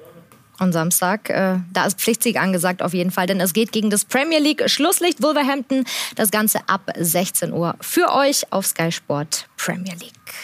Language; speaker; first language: German; native; German